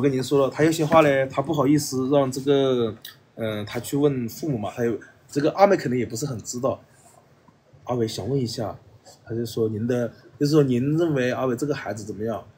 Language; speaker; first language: Chinese; native; Chinese